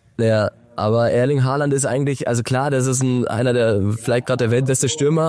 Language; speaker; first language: German; native; German